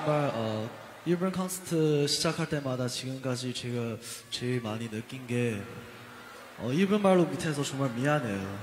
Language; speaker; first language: Korean; non-native, fluent; Chinese